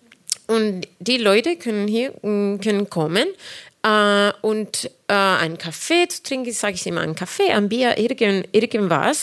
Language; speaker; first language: German; non-native, fluent; Spanish